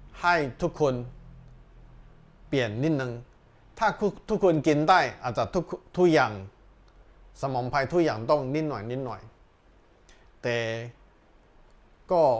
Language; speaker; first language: Thai; non-native, learner; Chinese